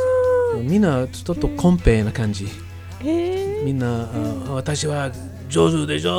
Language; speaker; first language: Japanese; non-native, learner; English